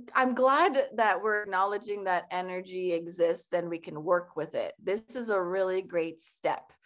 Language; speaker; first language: English; early bilingual, other home language; Persian